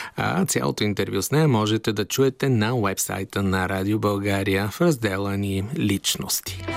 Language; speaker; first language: Bulgarian; native; Bulgarian